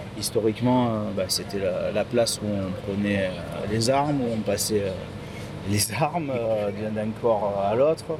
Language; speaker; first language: French; native; French